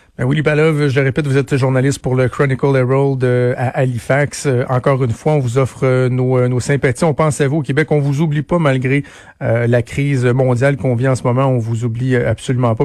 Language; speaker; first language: French; native; French